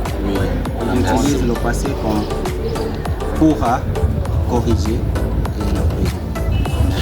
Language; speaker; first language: French; non-native, learner; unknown